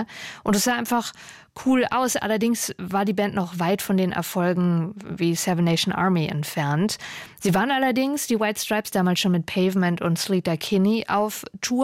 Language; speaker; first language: German; native; German